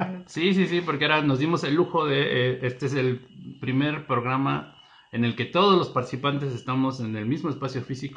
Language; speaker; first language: Spanish; native; Spanish